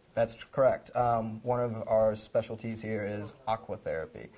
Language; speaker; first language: English; native; English